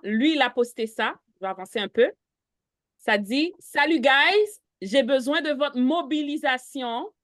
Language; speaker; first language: French; native; French